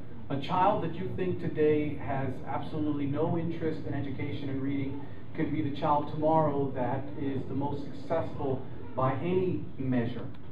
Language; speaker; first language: English; early bilingual, other home language; Spanish